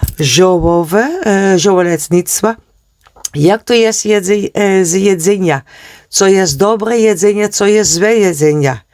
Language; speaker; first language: Polish; non-native, learner; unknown